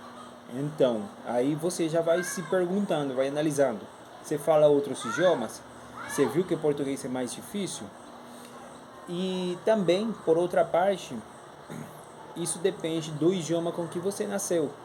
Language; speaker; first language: Portuguese; non-native, fluent; Spanish